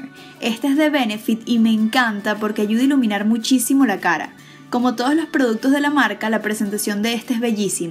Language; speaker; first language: Spanish; native; Spanish